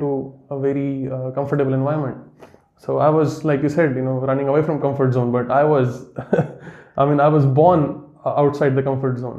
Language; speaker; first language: English; non-native, local second language; Kashmiri